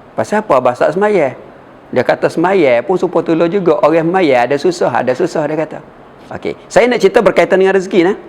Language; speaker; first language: Malay; native; Malay